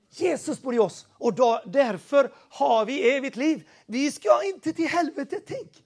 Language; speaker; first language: Swedish; non-native, fluent; Portuguese